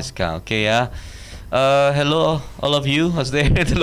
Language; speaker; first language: English; non-native, learner; Indonesian